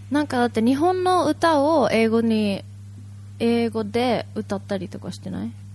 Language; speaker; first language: Japanese; native; Japanese